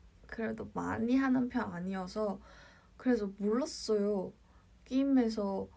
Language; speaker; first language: Korean; non-native, fluent; Cantonese